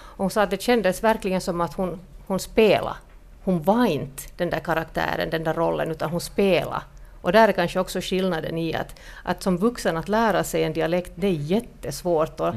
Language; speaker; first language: Swedish; native; Swedish